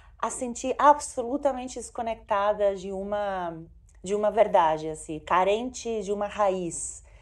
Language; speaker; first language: Portuguese; non-native, fluent; Spanish